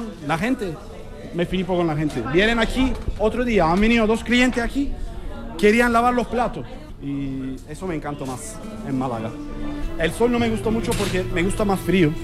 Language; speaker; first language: Spanish; non-native, learner; Turkish